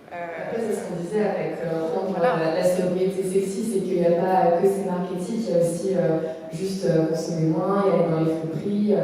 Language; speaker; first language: French; native; French